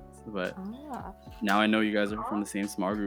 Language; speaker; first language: English; early bilingual, other home language; Chinese